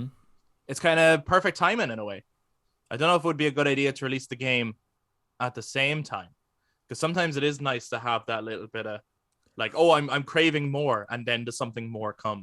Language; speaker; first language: English; native; English